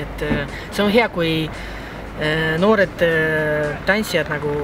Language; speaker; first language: Estonian; non-native, local second language; Russian